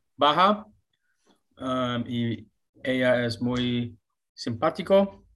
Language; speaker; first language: Spanish; non-native, learner; English